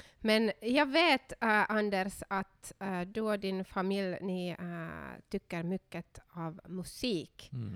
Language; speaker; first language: Swedish; non-native, local second language; Finnish